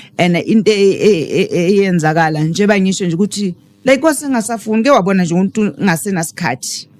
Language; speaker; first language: Zulu; native; Zulu